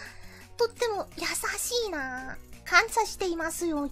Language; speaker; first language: Japanese; non-native, learner; Indonesian